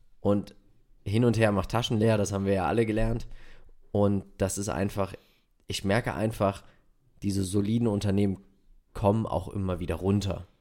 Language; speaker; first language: German; native; German